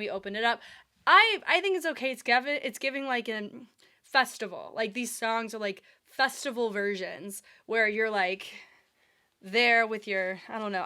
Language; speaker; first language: English; native; English